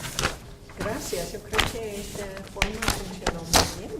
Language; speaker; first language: Spanish; non-native, fluent; English